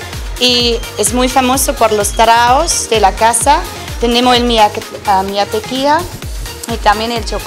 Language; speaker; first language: Spanish; non-native, learner; English